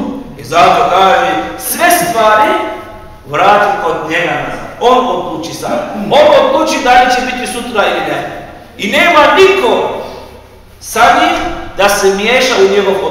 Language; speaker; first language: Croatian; non-native, fluent; Turkish